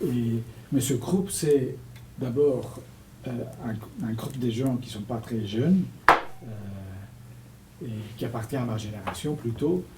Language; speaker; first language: French; non-native, fluent; Spanish